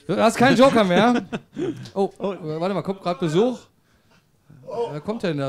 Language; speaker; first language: German; native; German